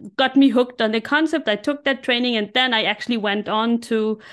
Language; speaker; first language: English; non-native, fluent; German